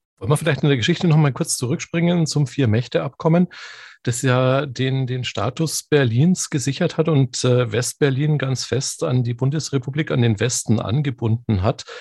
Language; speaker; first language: German; native; German